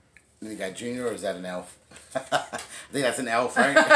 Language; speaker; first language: English; native; English